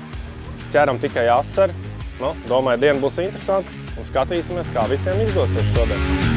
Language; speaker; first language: Latvian; native; Latvian